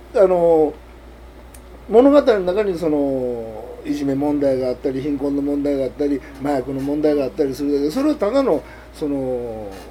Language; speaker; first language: Japanese; native; Japanese